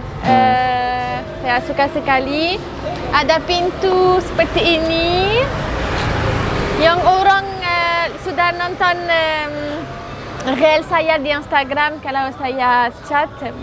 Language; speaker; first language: Indonesian; non-native, learner; French